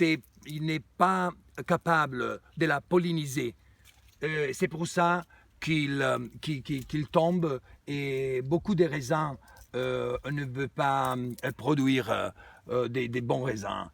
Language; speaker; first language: French; non-native, fluent; Italian